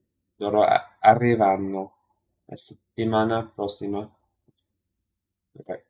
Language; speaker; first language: Italian; non-native, learner; English